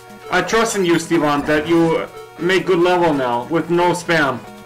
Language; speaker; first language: English; non-native, fluent; German